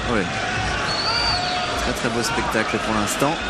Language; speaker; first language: French; native; French